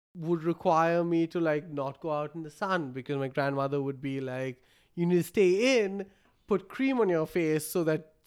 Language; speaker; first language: English; non-native, local second language; Malayalam